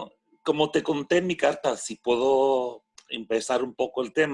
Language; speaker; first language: Spanish; non-native, fluent; French